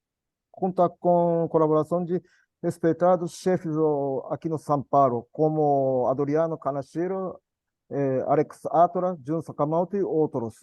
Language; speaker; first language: Portuguese; non-native, learner; Japanese